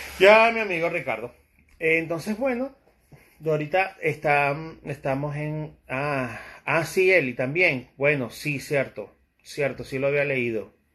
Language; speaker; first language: Spanish; native; Spanish